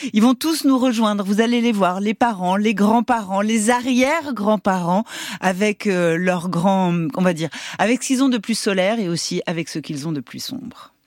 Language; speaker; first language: French; native; French